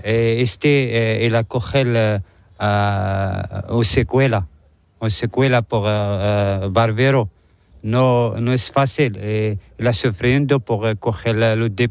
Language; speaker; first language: Spanish; non-native, learner; Arabic